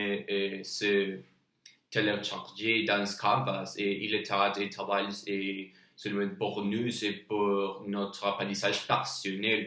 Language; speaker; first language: French; non-native, learner; Spanish